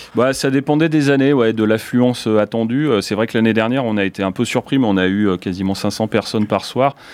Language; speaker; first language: French; native; French